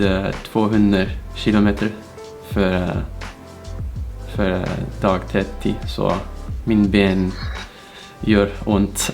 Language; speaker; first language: Swedish; non-native, learner; English